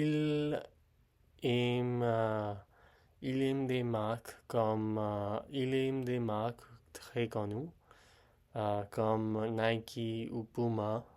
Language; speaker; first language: French; non-native, learner; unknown